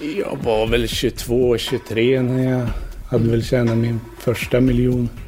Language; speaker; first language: Swedish; native; Swedish